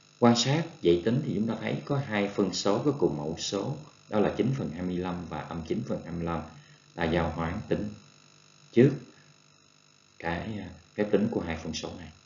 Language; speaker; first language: Vietnamese; native; Vietnamese